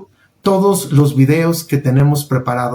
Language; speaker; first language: Spanish; native; Spanish